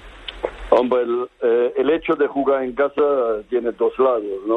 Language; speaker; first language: Spanish; non-native, fluent; German